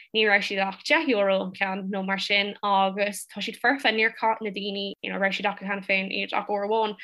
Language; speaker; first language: Irish; non-native, local second language; English